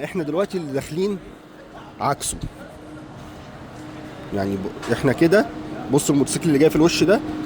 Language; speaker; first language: Arabic; native; Arabic